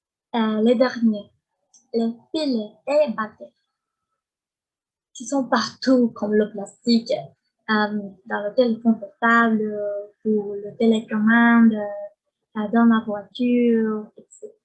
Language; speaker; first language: French; non-native, learner; Spanish